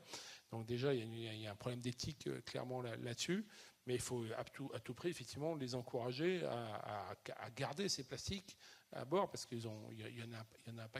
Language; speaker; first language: French; native; French